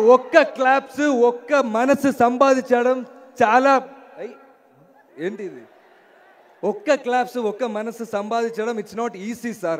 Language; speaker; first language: Telugu; non-native, learner; Malayalam